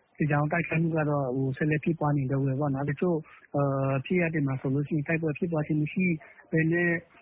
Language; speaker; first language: Burmese; non-native, local second language; Karen languages